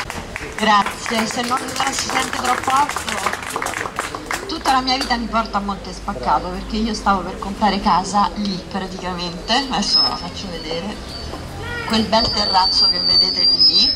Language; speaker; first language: Italian; native; Italian